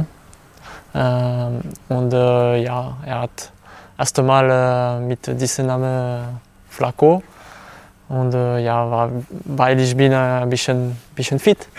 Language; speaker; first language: German; non-native, learner; French